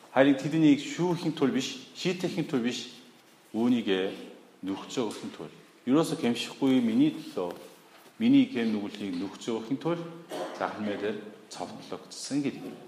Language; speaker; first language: Mongolian; non-native, fluent; Korean